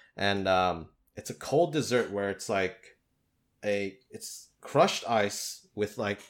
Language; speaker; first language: English; native; English